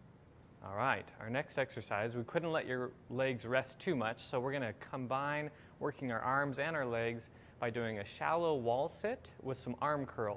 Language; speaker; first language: English; native; English